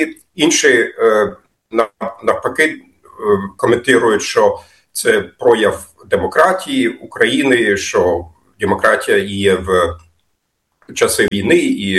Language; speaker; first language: Ukrainian; non-native, fluent; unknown